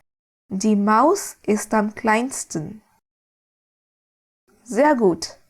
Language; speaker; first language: German; non-native, fluent; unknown